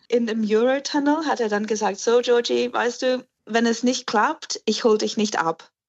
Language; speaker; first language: German; non-native, fluent; English